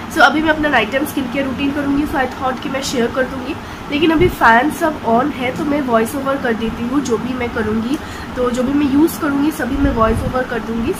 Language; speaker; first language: Hindi; non-native, local second language; Bangla